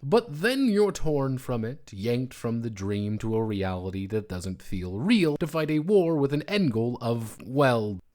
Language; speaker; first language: English; native; English